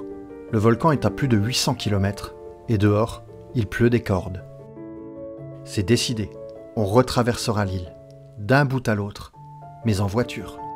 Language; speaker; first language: French; native; French